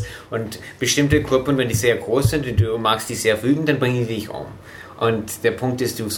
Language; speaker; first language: German; non-native, fluent; English